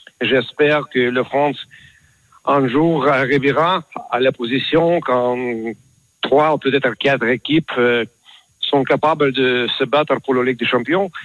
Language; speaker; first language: French; non-native, learner; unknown